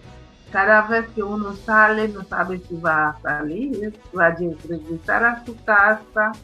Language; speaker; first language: Spanish; non-native, fluent; Haitian Creole